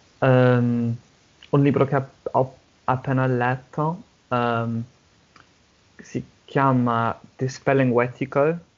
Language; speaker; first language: Italian; non-native, fluent; English